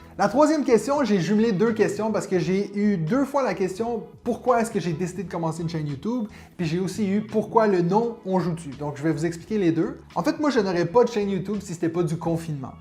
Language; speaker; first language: French; native; French